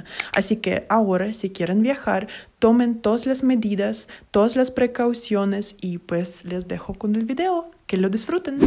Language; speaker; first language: Spanish; non-native, fluent; Russian